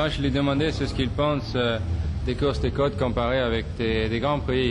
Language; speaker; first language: French; non-native, fluent; Swedish